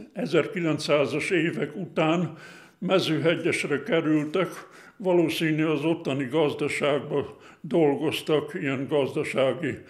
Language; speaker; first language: Hungarian; non-native, local second language; German